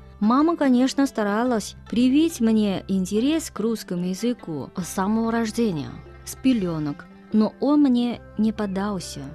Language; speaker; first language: Russian; non-native, fluent; Chinese